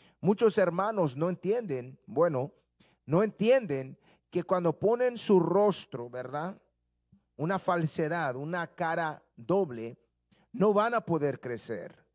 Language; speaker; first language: Spanish; early bilingual, heritage; Spanish